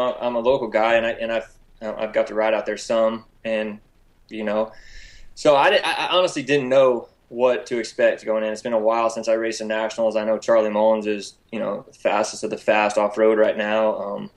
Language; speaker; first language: English; native; English